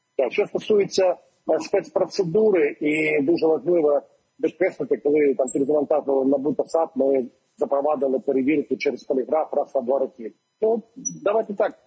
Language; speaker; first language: Ukrainian; non-native, local second language; Russian